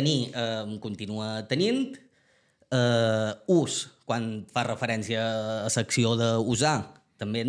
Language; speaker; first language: Catalan; native; Catalan